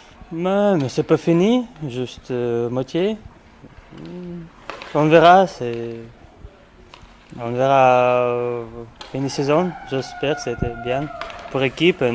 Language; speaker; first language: French; non-native, learner; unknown